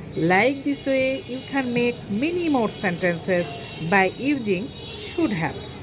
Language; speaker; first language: English; non-native, local second language; Bangla